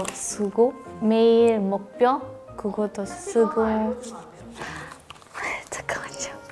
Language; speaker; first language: Korean; non-native, learner; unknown